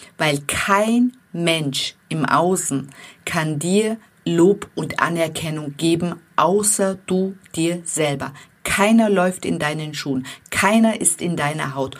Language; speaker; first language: German; non-native, fluent; Turkish